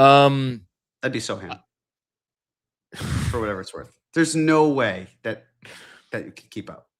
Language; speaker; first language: English; native; English